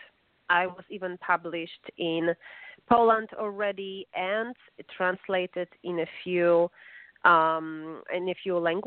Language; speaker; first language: English; non-native, fluent; Polish